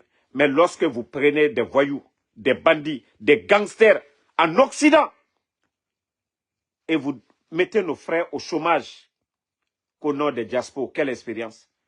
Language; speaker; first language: French; non-native, local second language; Mandingo